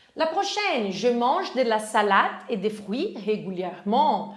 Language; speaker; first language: French; non-native, fluent; Portuguese